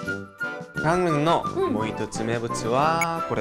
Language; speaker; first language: Japanese; non-native, learner; Korean